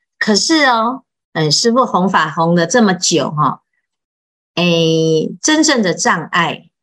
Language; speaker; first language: Chinese; native; Chinese